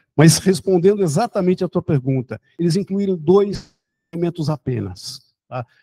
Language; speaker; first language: Portuguese; early bilingual, other home language; German